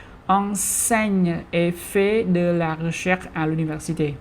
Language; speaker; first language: French; non-native, fluent; Khmer